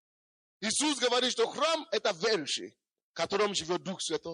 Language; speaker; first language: Russian; non-native, fluent; Yoruba